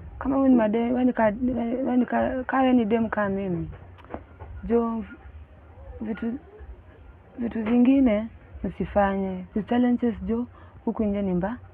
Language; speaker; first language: Swahili; native; Swahili